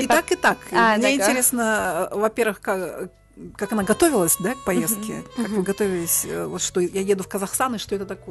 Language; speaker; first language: Russian; native; Russian